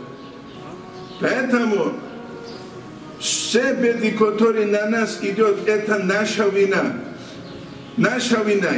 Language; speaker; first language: Russian; non-native, local second language; Avaric